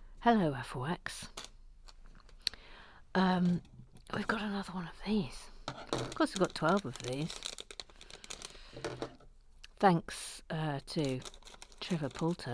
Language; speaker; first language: English; native; English